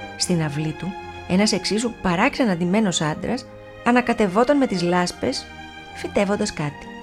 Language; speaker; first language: Greek; native; Greek